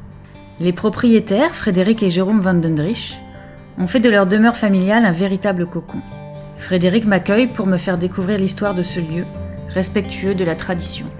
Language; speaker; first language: French; native; French